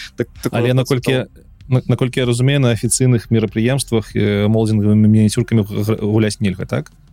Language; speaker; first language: Belarusian; non-native, local second language; Russian